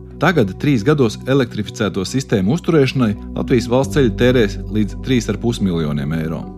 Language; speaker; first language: Latvian; native; Latvian